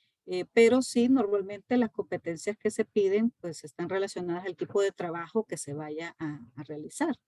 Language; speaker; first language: Spanish; native; Spanish